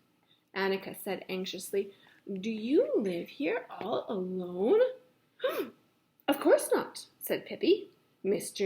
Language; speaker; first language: English; native; English